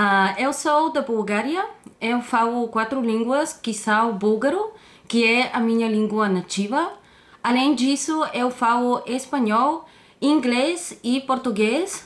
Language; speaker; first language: Portuguese; non-native, fluent; Bulgarian